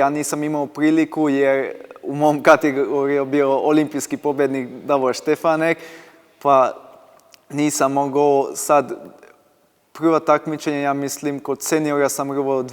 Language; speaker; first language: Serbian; non-native, local second language; Hungarian